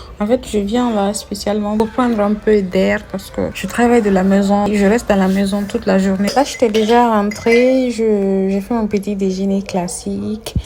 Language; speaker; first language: French; non-native, local second language; Fula